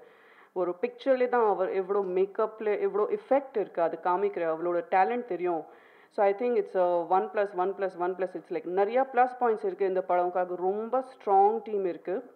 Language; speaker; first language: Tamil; non-native, fluent; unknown